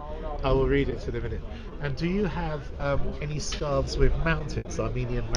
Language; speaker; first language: English; native; English